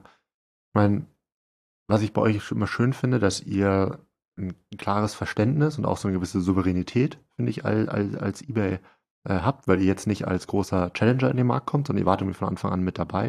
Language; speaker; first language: German; native; German